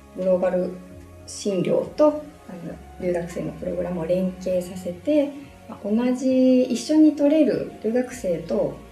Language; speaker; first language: Japanese; native; Japanese